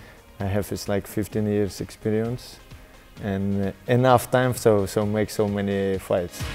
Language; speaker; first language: English; non-native, learner; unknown